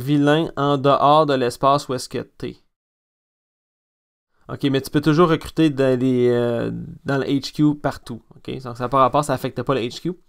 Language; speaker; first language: French; native; French